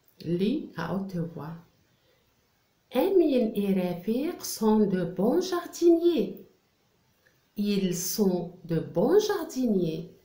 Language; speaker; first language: French; non-native, local second language; Arabic